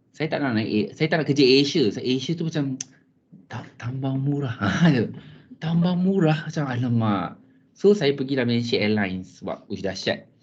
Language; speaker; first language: Malay; native; Malay